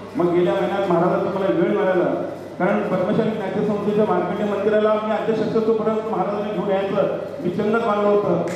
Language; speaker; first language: Marathi; non-native, local second language; Telugu